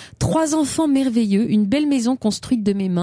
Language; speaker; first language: French; native; French